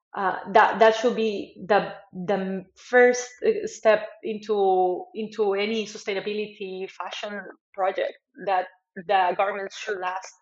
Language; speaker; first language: English; non-native, fluent; Spanish